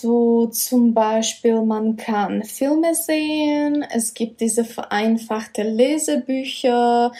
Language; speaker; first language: German; non-native, fluent; Czech